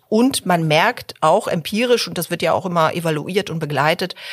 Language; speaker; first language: German; early bilingual, other home language; Polish